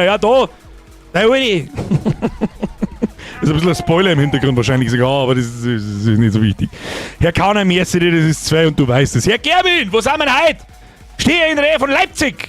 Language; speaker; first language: German; native; German